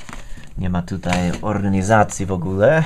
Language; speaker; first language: Polish; non-native, fluent; English